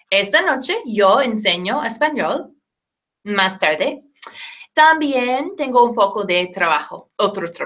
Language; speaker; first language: Spanish; non-native, fluent; English